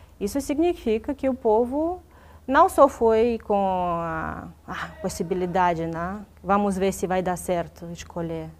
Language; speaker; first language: Portuguese; non-native, fluent; Russian